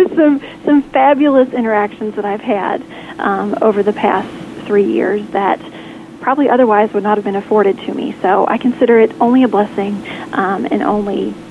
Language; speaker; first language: English; native; English